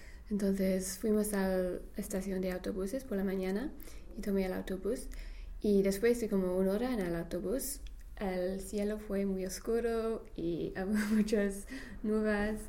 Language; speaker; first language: Spanish; non-native, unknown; English